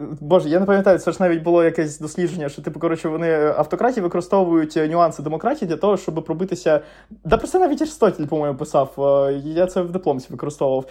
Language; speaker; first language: Ukrainian; non-native, local second language; Russian